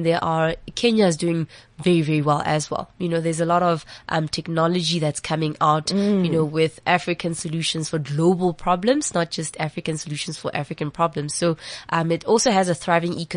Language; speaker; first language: English; non-native, local second language; Southern Sotho